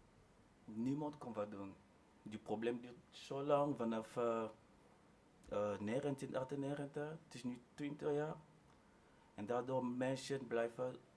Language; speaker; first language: Dutch; non-native, learner; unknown